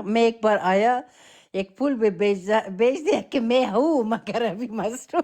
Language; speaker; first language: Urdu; non-native, fluent; Persian